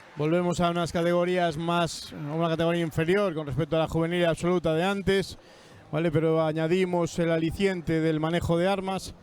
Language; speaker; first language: Spanish; native; Spanish